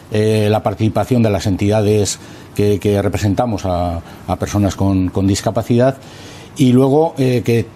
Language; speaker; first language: Spanish; native; Spanish